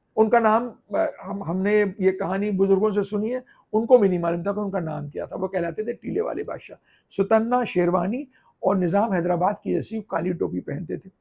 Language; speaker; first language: Urdu; native; Urdu